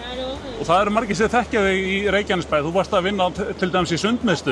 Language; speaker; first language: Icelandic; native; Icelandic